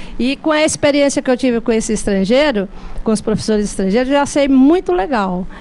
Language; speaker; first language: Portuguese; native; Portuguese